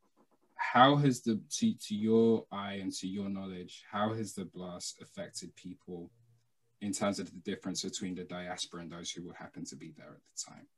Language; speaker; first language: English; native; English